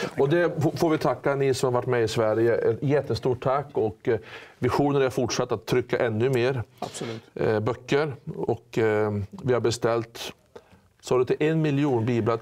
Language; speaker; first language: Swedish; native; Swedish